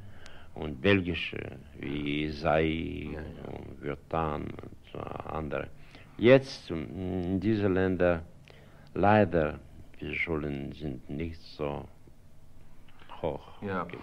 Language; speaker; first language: German; non-native, fluent; Russian